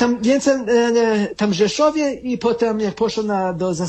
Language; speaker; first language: Polish; early bilingual, heritage; Polish